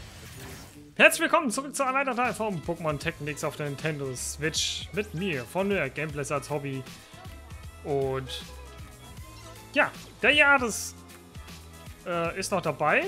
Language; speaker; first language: German; native; German